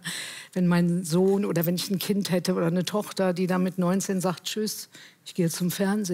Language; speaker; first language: German; native; German